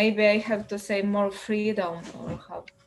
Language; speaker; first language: English; non-native, learner; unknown